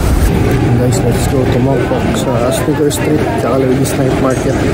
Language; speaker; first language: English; early bilingual, heritage; Filipino